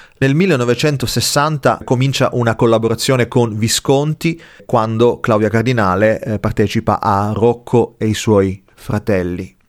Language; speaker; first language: Italian; native; Italian